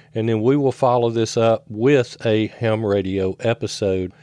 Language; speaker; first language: English; native; English